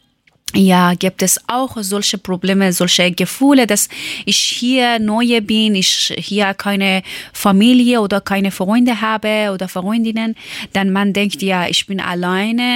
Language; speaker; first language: German; non-native, learner; Persian